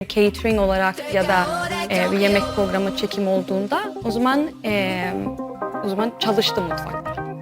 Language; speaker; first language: Turkish; early bilingual, heritage; Turkish